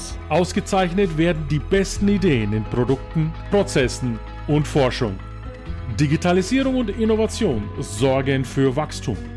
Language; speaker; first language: German; native; German